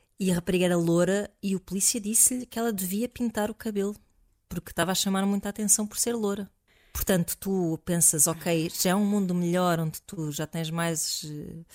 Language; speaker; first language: Portuguese; native; Portuguese